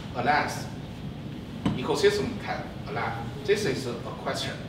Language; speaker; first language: English; non-native, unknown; Chinese